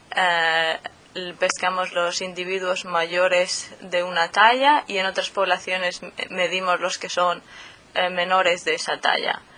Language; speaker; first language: Spanish; native; Spanish